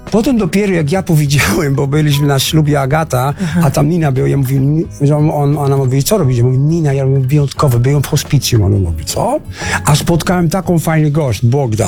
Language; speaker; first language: Polish; non-native, fluent; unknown